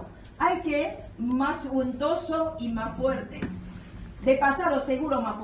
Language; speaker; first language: Spanish; non-native, learner; Chinese